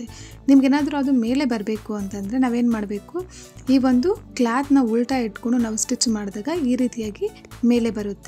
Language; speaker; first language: Kannada; native; Kannada